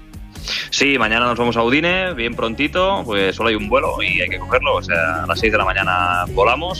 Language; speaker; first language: Spanish; non-native, local second language; Catalan